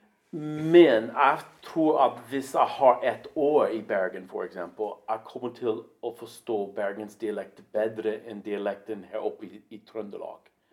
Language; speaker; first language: Norwegian; non-native, fluent; English